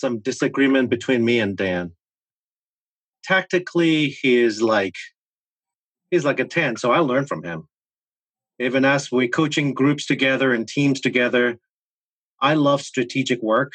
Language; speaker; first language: English; non-native, local second language; Cantonese